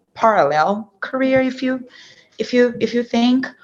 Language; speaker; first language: English; non-native, fluent; Portuguese